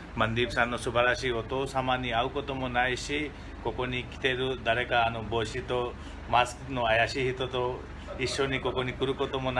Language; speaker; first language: Japanese; non-native, fluent; Hindi